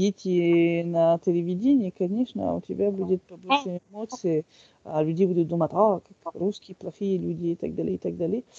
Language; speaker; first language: Russian; non-native, fluent; French